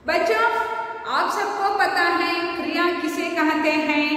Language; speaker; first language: Hindi; non-native, local second language; Kannada